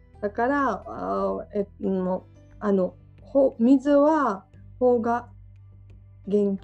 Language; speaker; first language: Japanese; non-native, learner; Georgian